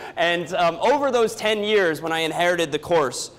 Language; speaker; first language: English; native; English